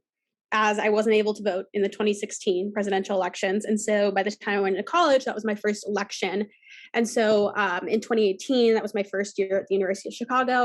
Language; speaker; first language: English; native; English